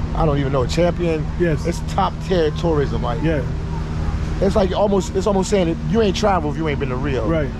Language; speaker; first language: English; native; English